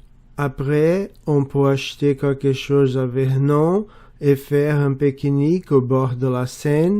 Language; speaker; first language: French; non-native, learner; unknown